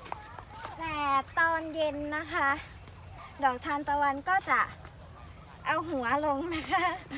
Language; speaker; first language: Thai; native; Thai